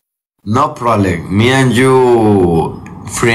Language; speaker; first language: English; non-native, learner; Spanish